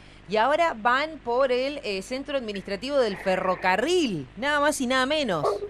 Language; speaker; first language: Spanish; native; Spanish